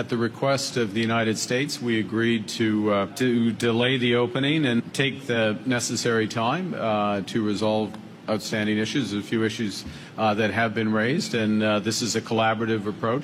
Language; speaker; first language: English; native; English